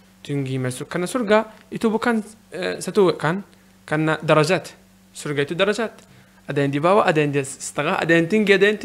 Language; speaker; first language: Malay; non-native, learner; Arabic